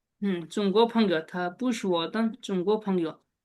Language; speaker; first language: Chinese; non-native, fluent; Bangla